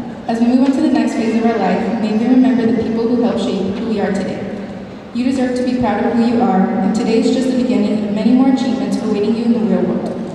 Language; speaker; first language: English; early bilingual, other home language; Spanish